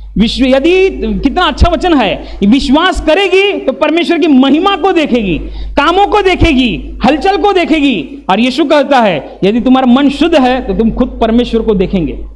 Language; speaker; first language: Hindi; non-native, local second language; Marathi